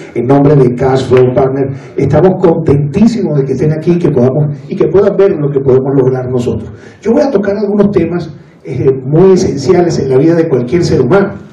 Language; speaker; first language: Spanish; native; Spanish